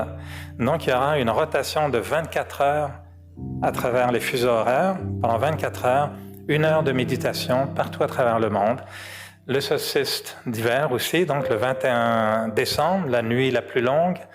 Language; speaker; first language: French; native; French